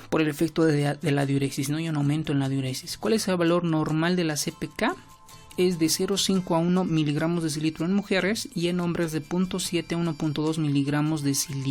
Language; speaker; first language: Spanish; native; Spanish